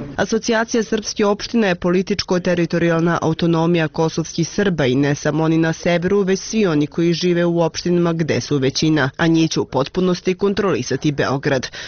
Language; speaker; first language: Serbian; non-native, local second language; Albanian